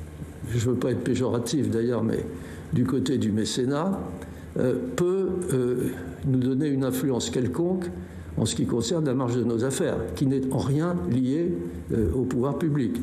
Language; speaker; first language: French; native; French